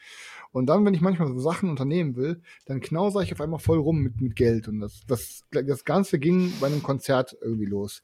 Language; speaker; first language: German; native; German